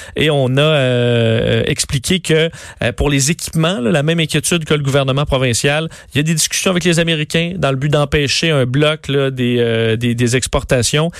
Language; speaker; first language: French; native; French